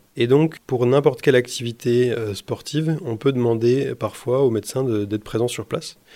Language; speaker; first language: French; native; French